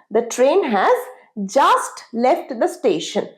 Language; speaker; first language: English; non-native, local second language; Bangla